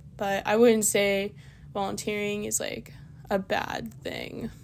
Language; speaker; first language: English; native; English